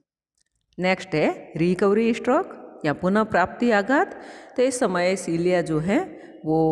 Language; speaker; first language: Hindi; native; Hindi